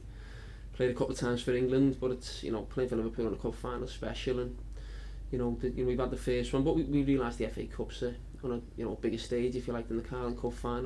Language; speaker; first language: English; native; English